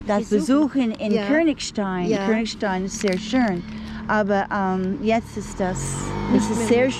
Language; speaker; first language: German; non-native, learner; English